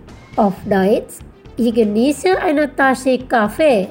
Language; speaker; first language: German; non-native, fluent; Indonesian